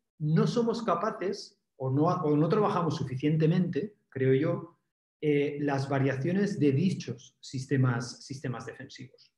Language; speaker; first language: Spanish; native; Spanish